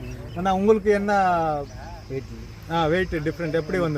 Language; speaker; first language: Tamil; non-native, learner; Telugu